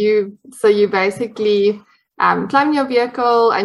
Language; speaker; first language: English; non-native, local second language; Afrikaans